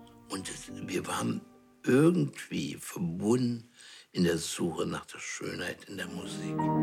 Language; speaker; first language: German; native; German